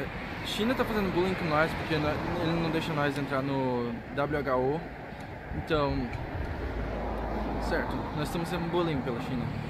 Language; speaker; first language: Portuguese; early bilingual, heritage; Portuguese